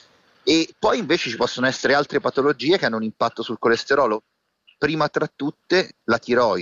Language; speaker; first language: Italian; native; Italian